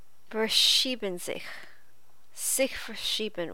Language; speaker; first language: German; non-native, learner; English